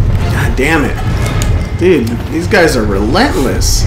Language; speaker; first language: English; native; English